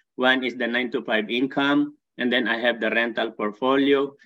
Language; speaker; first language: English; non-native, local second language; Filipino